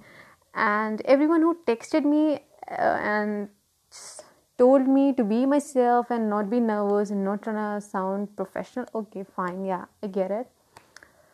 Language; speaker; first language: English; non-native, local second language; Hindi